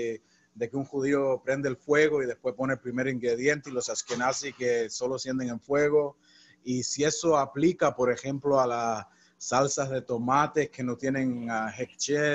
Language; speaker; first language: Spanish; non-native, fluent; English